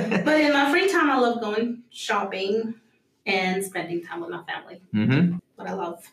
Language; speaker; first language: English; early bilingual, other home language; Spanish